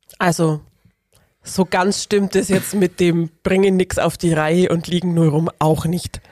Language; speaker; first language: German; native; German